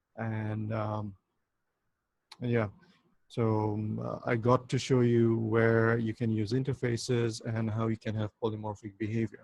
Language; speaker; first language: English; non-native, local second language; Bangla